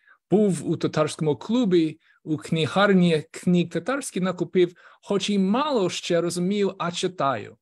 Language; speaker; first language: Ukrainian; non-native, fluent; English